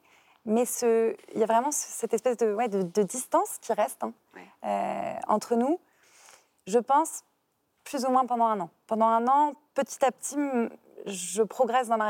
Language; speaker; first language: French; native; French